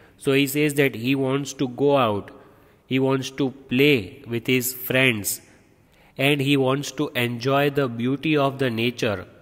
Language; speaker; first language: English; non-native, local second language; Gujarati